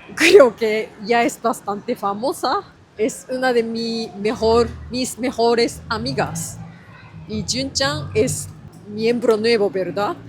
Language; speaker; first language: Spanish; non-native, fluent; Japanese